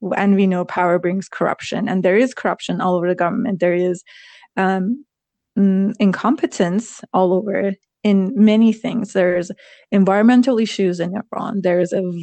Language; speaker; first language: English; non-native, fluent; Persian